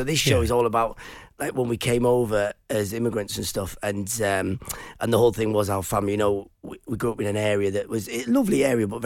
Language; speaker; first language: English; non-native, local second language; Persian